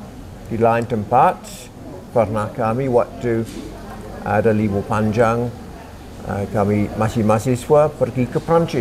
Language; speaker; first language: Indonesian; non-native, fluent; English